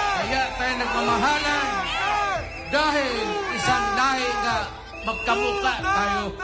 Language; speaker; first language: Filipino; non-native, local second language; Cebuano